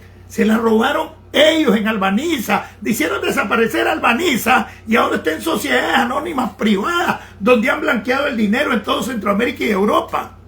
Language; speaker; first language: Spanish; native; Spanish